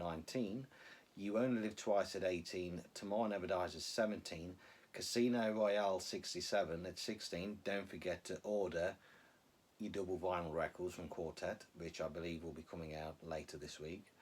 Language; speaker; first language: English; native; English